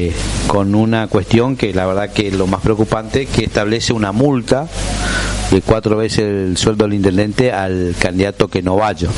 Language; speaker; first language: Spanish; native; Spanish